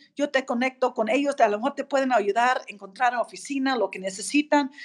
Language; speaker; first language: Spanish; non-native, fluent; English